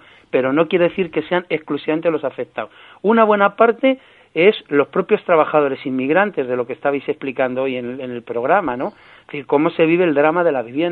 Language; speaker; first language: Spanish; native; Spanish